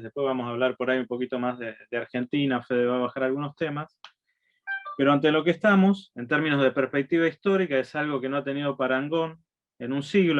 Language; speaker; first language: Spanish; native; Spanish